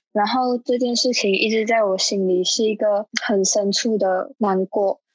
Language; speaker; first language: Chinese; native; Chinese